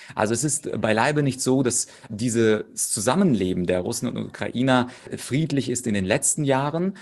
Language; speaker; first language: German; early bilingual, other home language; Russian